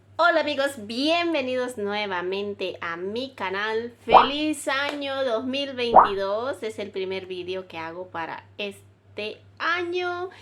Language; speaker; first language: Spanish; native; Spanish